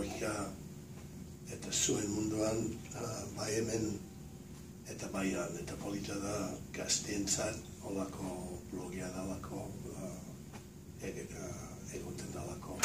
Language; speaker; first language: Basque; early bilingual, heritage; Basque